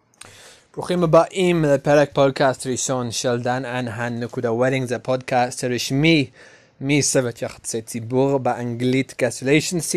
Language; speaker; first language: Hebrew; non-native, learner; English